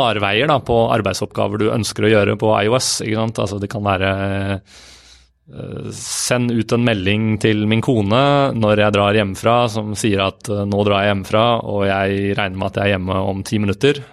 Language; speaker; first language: Norwegian; native; Norwegian